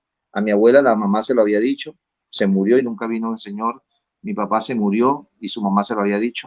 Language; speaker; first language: Spanish; native; Spanish